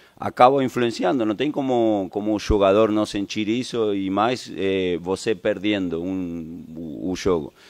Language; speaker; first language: Portuguese; non-native, fluent; Spanish